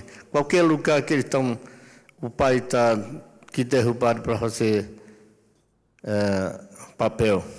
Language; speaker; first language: Portuguese; non-native, local second language; Yanomámi